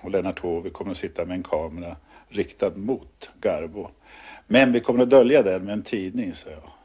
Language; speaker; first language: Swedish; native; Swedish